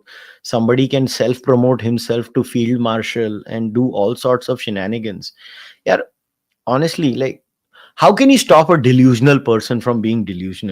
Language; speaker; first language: English; non-native, local second language; Hindi